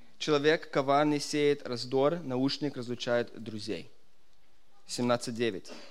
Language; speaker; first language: Russian; early bilingual, heritage; Russian